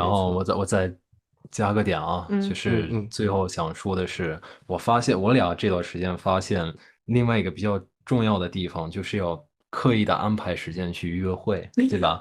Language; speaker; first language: Chinese; non-native, fluent; English